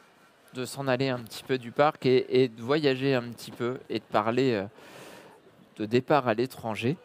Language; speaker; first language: French; native; French